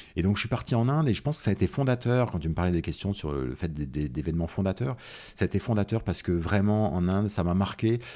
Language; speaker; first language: French; native; French